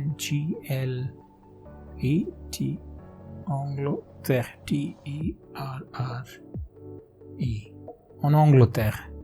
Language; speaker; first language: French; non-native, learner; Hindi